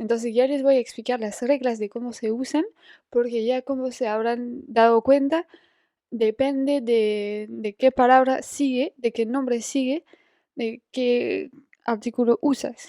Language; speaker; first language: Spanish; non-native, fluent; French